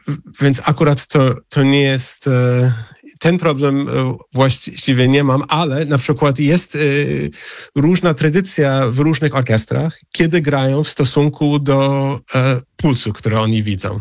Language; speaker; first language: Polish; non-native, fluent; English